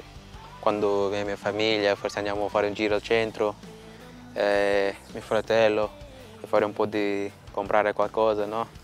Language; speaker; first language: Italian; non-native, fluent; Portuguese